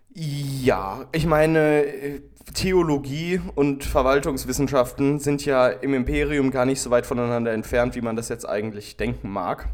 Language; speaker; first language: German; native; German